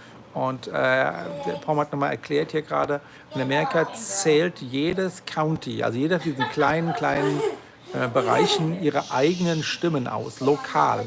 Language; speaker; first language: German; native; German